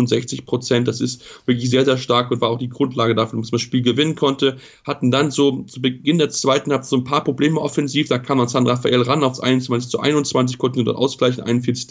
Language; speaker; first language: German; native; German